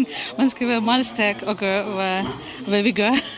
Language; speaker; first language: Danish; non-native, fluent; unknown